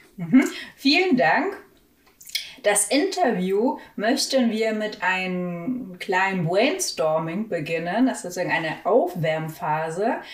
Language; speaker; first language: German; native; German